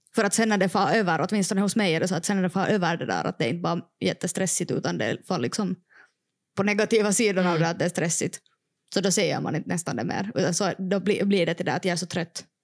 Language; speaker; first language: Swedish; non-native, local second language; Finnish